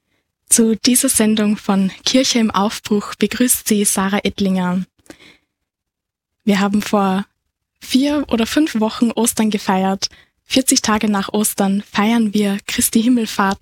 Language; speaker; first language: German; native; German